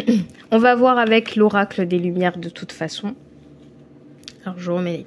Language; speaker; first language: French; native; French